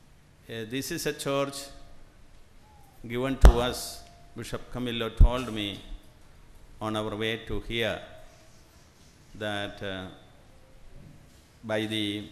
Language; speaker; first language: English; non-native, local second language; Malayalam